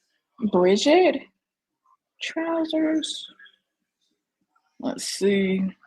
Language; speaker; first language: English; native; English